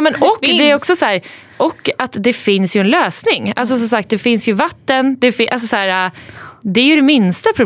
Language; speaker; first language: Swedish; native; Swedish